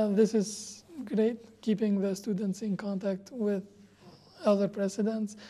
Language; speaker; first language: English; non-native, fluent; Albanian